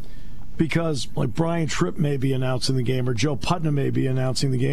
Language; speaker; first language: English; native; English